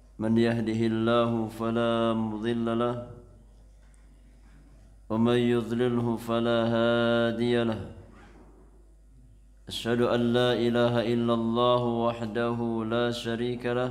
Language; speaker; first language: Arabic; non-native, fluent; Indonesian